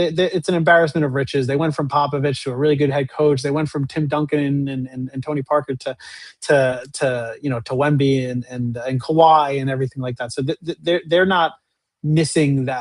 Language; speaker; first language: English; native; English